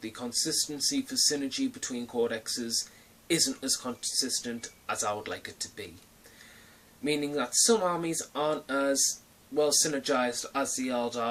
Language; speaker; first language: English; native; English